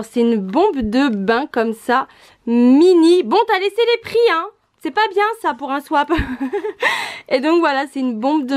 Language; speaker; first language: French; native; French